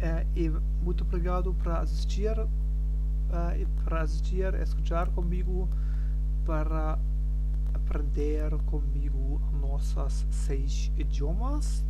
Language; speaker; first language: Portuguese; non-native, learner; German